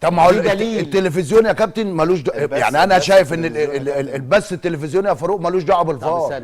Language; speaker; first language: Arabic; native; Arabic